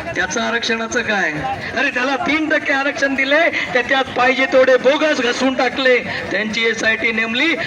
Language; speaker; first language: Marathi; non-native, local second language; Lambadi